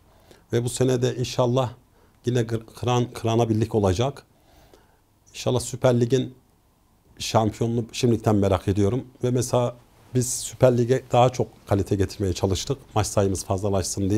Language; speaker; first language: Turkish; native; Turkish